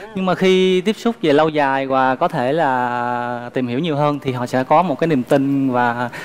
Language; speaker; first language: Vietnamese; native; Vietnamese